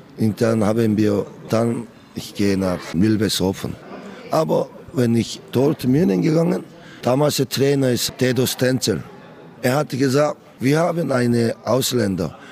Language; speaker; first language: German; non-native, learner; Korean